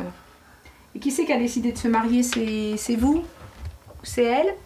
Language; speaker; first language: French; native; French